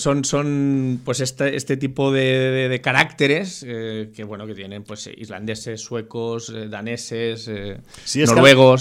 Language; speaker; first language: Spanish; native; Spanish